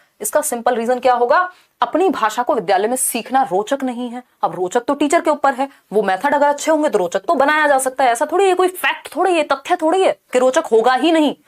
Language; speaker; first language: Hindi; native; Hindi